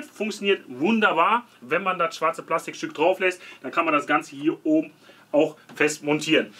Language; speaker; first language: German; native; German